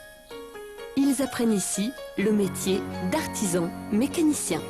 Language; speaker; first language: French; native; French